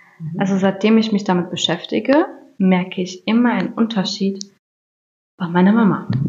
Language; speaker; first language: German; early bilingual, other home language; Turkish